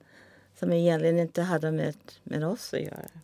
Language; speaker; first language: Swedish; non-native, fluent; English